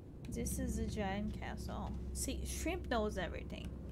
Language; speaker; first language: English; non-native, fluent; Portuguese